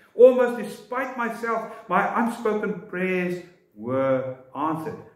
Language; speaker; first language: English; non-native, local second language; Afrikaans